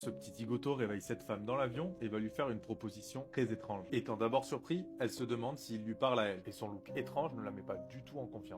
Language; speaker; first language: French; native; French